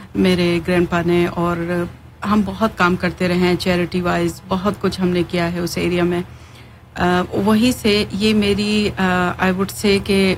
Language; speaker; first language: Urdu; native; Urdu